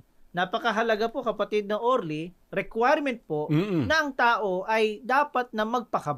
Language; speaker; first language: Filipino; native; Filipino